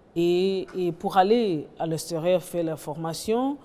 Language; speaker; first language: French; non-native, learner; Portuguese